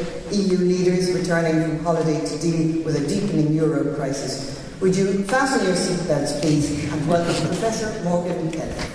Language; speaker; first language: English; native; English